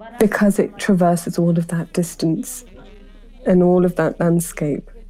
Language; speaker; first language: English; early bilingual, other home language; Pahari-Potwari